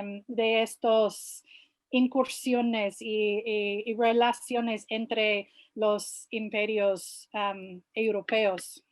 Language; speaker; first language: Spanish; non-native, fluent; English